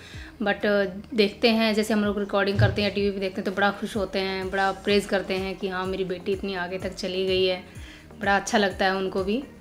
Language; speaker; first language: Hindi; native; Hindi